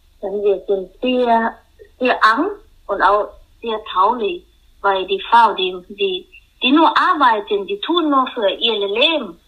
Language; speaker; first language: German; non-native, learner; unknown